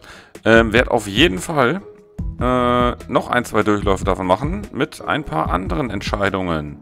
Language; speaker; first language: German; native; German